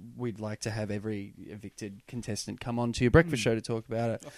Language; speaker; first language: English; native; English